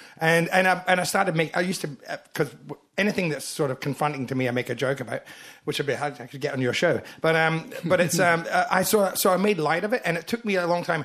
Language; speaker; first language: English; native; English